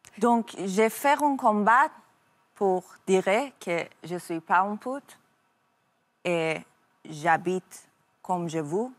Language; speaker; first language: French; non-native, learner; Persian